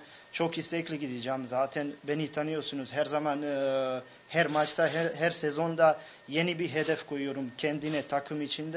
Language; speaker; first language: Turkish; non-native, fluent; Bosnian